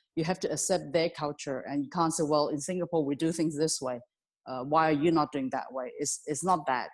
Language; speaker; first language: English; non-native, local second language; Cantonese